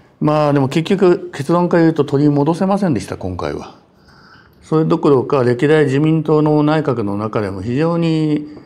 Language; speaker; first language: Japanese; native; Japanese